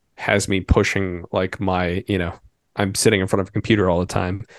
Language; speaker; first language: English; native; English